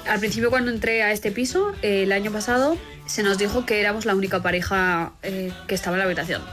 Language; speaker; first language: Spanish; early bilingual, other home language; Arabic